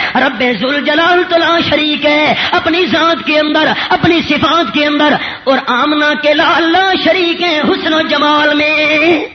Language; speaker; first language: Urdu; non-native, local second language; Punjabi